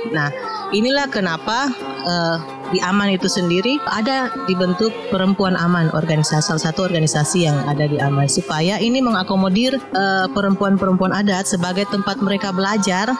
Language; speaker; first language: Indonesian; non-native, local second language; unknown